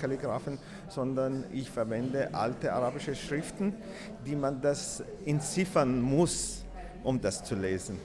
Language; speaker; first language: German; non-native, fluent; Arabic